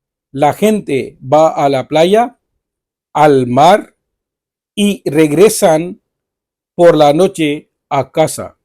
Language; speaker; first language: Spanish; non-native, fluent; Urdu